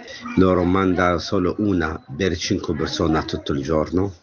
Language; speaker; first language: Italian; non-native, learner; Arabic